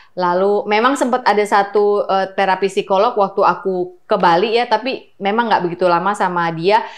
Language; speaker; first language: Indonesian; native; Indonesian